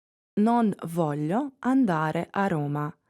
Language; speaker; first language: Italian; non-native, fluent; English